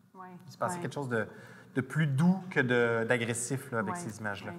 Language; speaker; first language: French; native; French